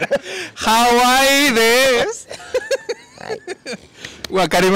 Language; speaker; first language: Japanese; non-native, learner; Spanish